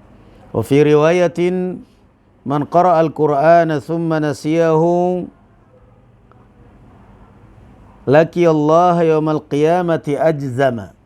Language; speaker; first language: Arabic; non-native, fluent; Indonesian